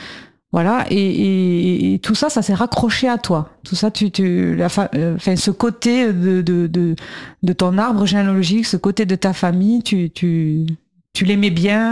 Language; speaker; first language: French; native; French